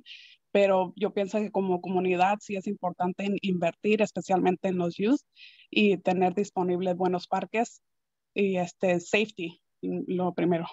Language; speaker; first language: Spanish; early bilingual, other home language; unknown